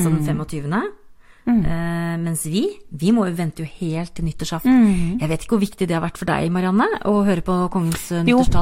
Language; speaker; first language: Norwegian; native; Norwegian